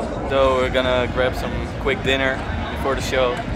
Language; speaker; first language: English; non-native, fluent; Dutch